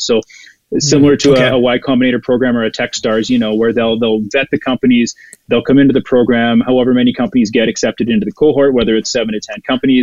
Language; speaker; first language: English; native; English